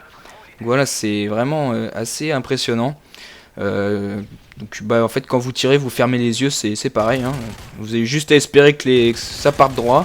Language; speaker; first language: French; native; French